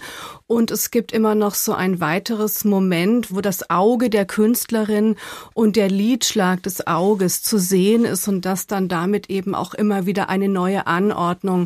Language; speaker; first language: German; native; German